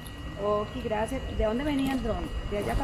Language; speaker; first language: Spanish; native; Spanish